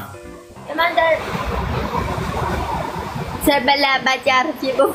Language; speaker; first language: Indonesian; non-native, learner; Vietnamese